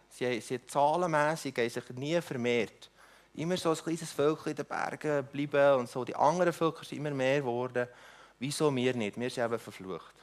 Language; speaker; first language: German; non-native, fluent; Afrikaans